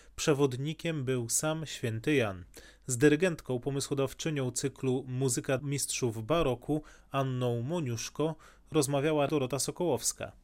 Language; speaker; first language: Polish; native; Polish